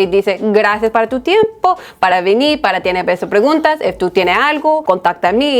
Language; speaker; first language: Spanish; early bilingual, heritage; Spanish